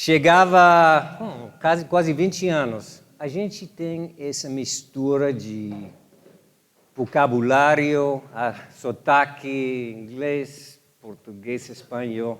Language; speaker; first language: Portuguese; non-native, fluent; English